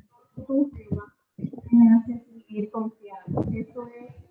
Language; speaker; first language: Spanish; native; Spanish